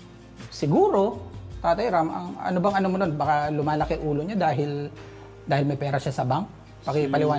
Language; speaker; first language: Filipino; native; Filipino